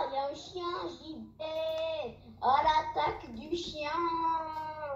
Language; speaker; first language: French; native; French